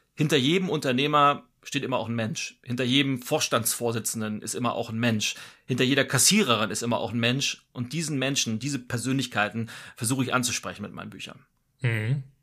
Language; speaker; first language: German; native; German